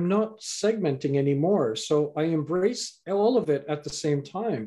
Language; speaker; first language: English; native; English